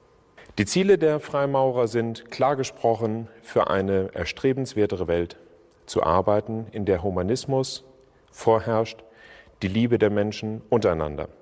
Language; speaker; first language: German; native; German